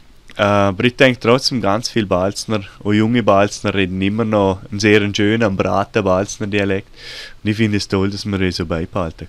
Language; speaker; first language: German; native; German